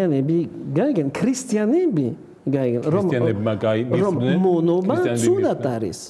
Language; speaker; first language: Georgian; non-native, learner; French